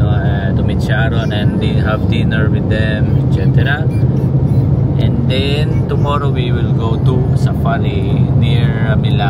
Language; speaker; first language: English; non-native, local second language; Filipino